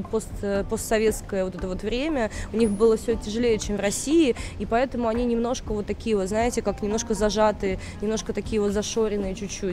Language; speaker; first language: Russian; native; Russian